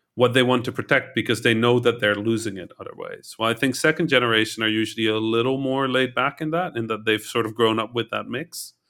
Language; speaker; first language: English; early bilingual, heritage; Dutch